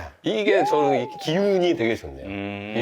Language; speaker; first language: Korean; native; Korean